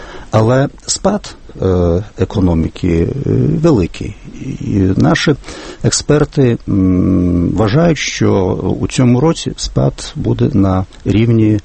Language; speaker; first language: Ukrainian; non-native, fluent; Lithuanian